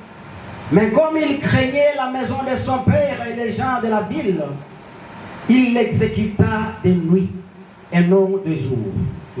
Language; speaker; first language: French; non-native, local second language; Lingala